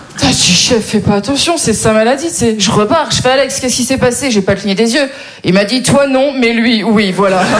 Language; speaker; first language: French; native; French